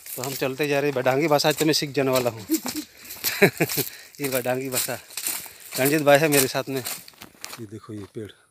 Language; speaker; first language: Hindi; non-native, local second language; Gujarati